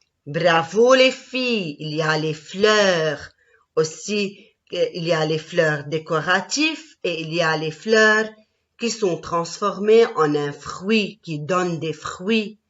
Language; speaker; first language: French; non-native, local second language; Arabic